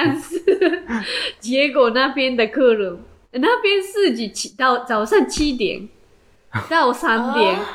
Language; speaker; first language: Chinese; non-native, learner; Japanese